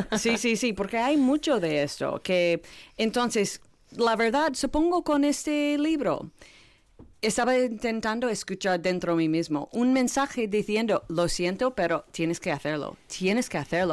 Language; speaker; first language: Spanish; non-native, learner; English